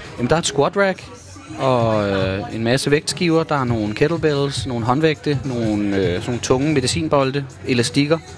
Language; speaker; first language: Danish; native; Danish